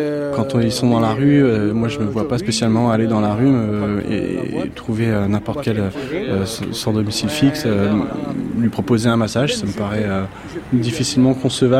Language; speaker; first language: French; native; French